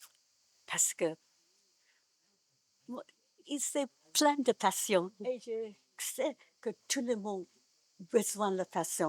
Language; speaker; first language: French; non-native, learner; Japanese